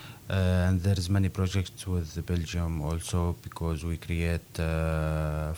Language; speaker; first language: English; non-native, learner; Arabic